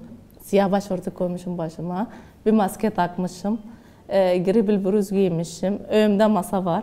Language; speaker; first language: Turkish; non-native, learner; Arabic